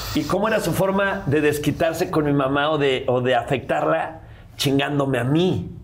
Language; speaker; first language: Spanish; native; Spanish